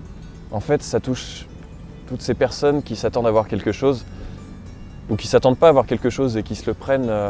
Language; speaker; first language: French; native; French